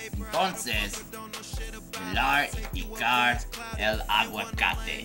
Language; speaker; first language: Spanish; non-native, learner; English